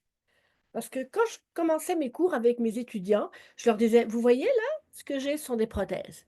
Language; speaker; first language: French; native; French